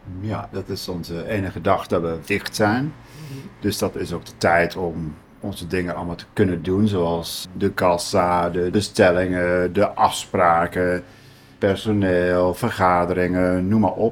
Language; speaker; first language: Dutch; native; Dutch